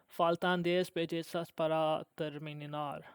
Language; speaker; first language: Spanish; non-native, learner; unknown